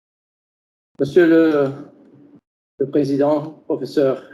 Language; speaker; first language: French; non-native, fluent; Portuguese